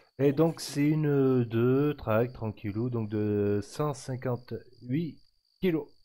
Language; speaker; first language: French; native; French